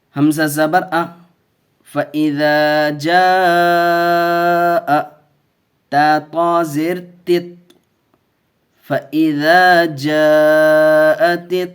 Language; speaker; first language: Urdu; native; Urdu